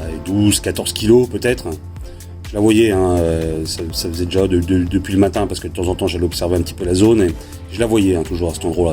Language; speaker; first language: French; native; French